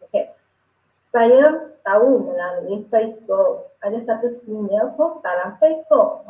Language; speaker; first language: Malay; non-native, local second language; Chinese